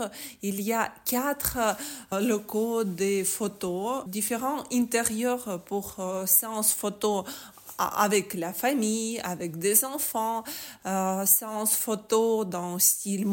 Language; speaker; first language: French; non-native, learner; Ukrainian